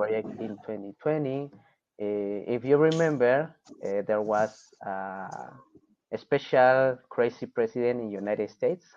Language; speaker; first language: English; non-native, fluent; Spanish